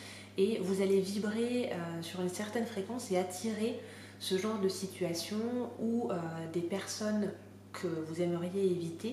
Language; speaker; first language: French; native; French